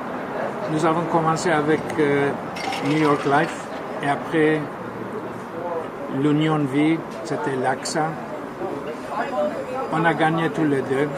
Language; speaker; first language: French; non-native, fluent; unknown